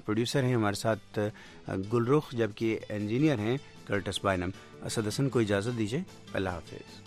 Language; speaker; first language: Urdu; native; Urdu